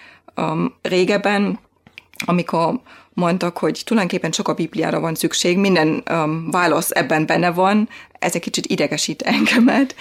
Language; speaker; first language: Hungarian; non-native, fluent; German